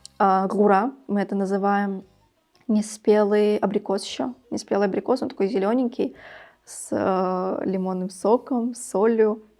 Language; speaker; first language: Russian; early bilingual, other home language; Tajik